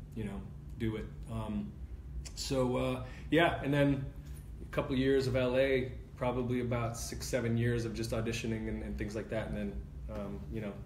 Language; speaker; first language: English; native; English